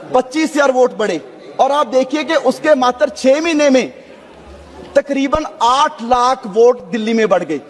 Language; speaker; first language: Hindi; non-native, local second language; Punjabi